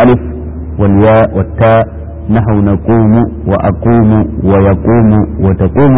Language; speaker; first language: Arabic; non-native, fluent; Hausa